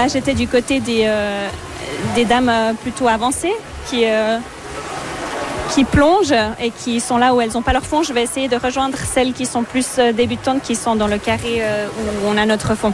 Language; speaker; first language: French; native; French